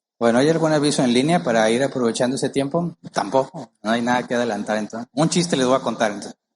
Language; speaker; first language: Spanish; native; Spanish